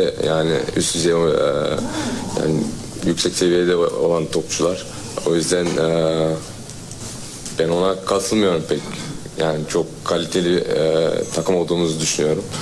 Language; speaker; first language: Turkish; early bilingual, heritage; Turkish